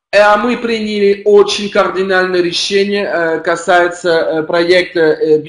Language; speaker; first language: Russian; non-native, learner; French